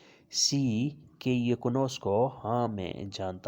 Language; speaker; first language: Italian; non-native, learner; Urdu